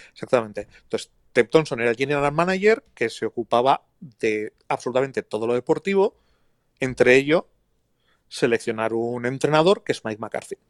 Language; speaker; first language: Spanish; native; Spanish